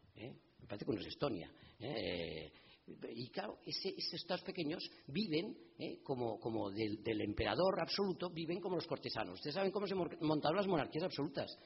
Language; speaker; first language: Spanish; native; Spanish